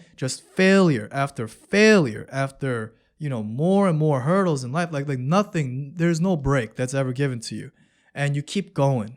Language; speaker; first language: English; early bilingual, other home language; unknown